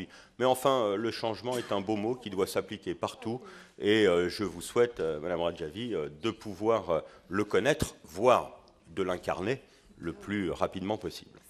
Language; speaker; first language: French; native; French